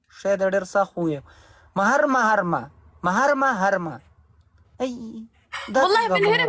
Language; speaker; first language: Arabic; non-native, learner; Pashto